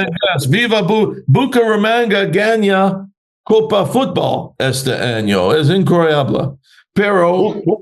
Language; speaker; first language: Spanish; non-native, learner; English